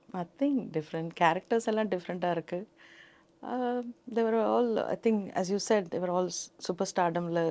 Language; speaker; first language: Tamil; non-native, local second language; Telugu